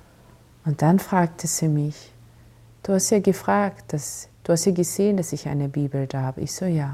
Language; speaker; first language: German; non-native, fluent; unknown